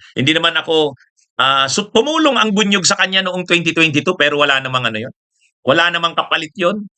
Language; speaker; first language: Filipino; non-native, local second language; Bikol